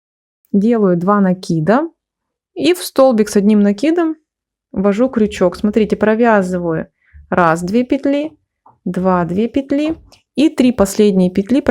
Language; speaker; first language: Russian; native; Russian